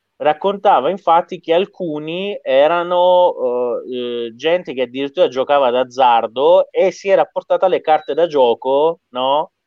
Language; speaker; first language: Italian; non-native, fluent; Persian